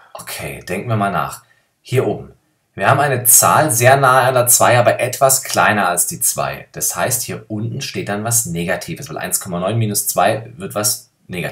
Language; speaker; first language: German; native; German